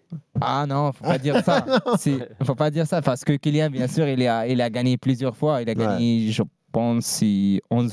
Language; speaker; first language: French; non-native, learner; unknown